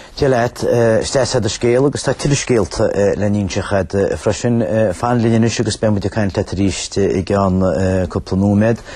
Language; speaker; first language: Irish; native; Irish